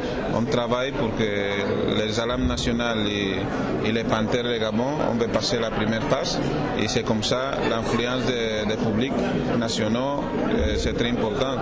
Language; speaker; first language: French; non-native, learner; Spanish